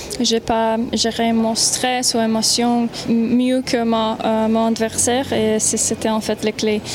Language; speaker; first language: French; non-native, learner; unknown